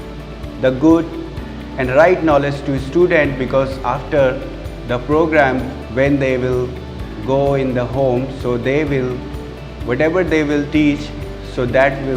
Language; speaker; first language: English; non-native, local second language; Hindi